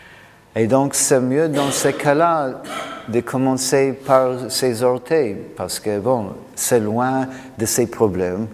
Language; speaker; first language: French; non-native, fluent; English